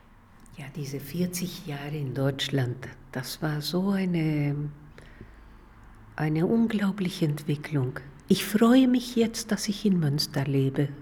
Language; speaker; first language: German; non-native, fluent; Spanish